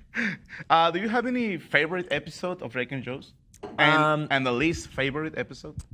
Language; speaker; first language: English; non-native, fluent; Spanish